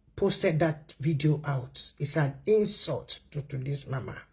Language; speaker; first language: English; non-native, local second language; Yoruba